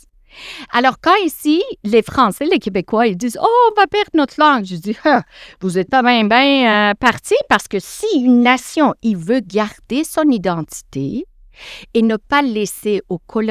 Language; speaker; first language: French; non-native, fluent; Persian